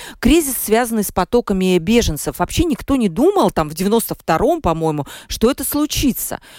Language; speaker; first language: Russian; native; Russian